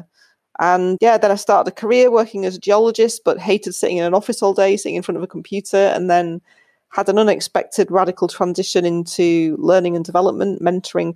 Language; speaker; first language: English; native; English